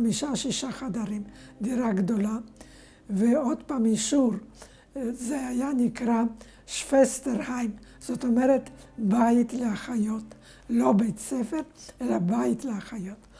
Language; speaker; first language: Hebrew; non-native, fluent; Polish